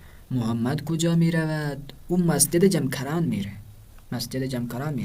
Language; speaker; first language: Persian; non-native, fluent; Urdu